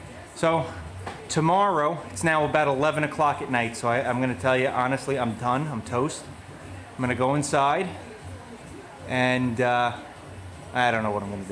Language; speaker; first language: English; native; English